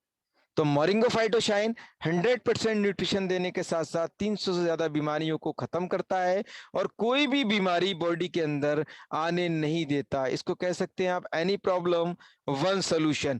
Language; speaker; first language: Hindi; native; Hindi